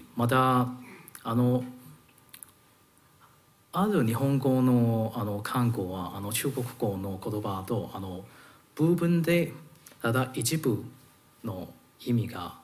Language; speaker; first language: Japanese; non-native, learner; Cantonese